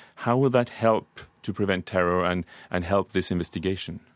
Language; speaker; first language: English; non-native, fluent; Norwegian